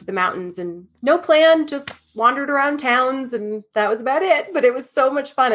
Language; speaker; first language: English; native; English